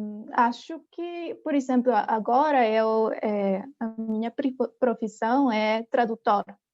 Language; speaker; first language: Portuguese; non-native, fluent; Spanish